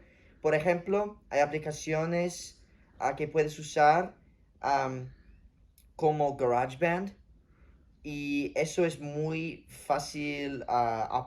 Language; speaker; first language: Spanish; non-native, learner; English